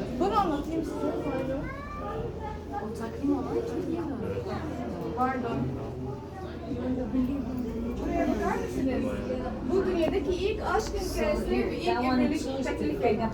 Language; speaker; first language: Turkish; non-native, learner; Arabic